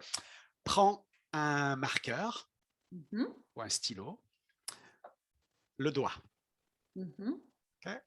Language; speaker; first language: French; non-native, fluent; English